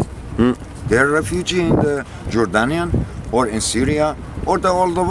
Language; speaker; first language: English; non-native, learner; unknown